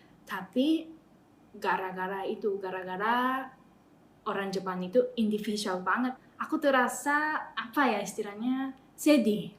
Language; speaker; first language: Indonesian; non-native, fluent; Japanese